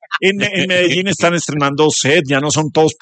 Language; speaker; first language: Spanish; native; Spanish